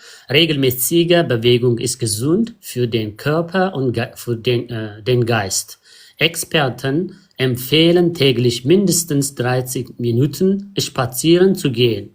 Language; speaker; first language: German; non-native, fluent; Amharic